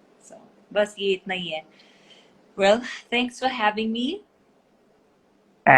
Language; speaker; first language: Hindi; non-native, fluent; English